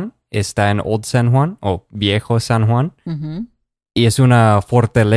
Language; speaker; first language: Spanish; non-native, fluent; English